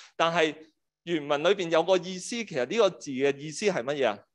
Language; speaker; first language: Cantonese; native; Cantonese